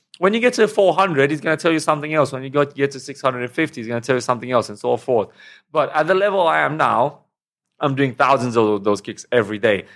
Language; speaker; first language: English; non-native, fluent; Romanian